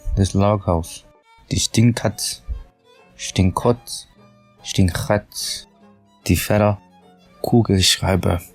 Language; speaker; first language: German; early bilingual, heritage; German